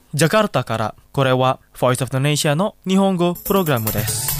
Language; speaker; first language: Japanese; non-native, fluent; Indonesian